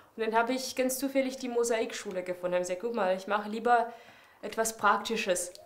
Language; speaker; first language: German; non-native, fluent; Russian